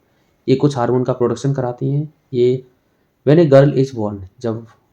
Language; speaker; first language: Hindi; native; Hindi